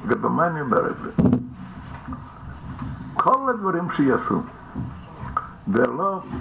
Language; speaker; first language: Hebrew; non-native, fluent; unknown